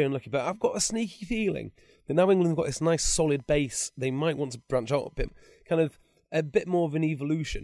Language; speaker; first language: English; native; English